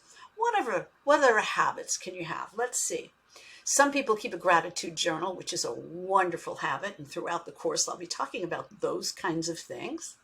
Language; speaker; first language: English; native; English